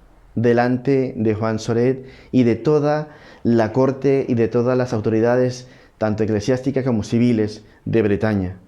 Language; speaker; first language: Spanish; native; Spanish